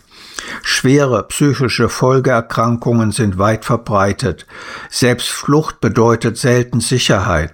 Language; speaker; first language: German; native; German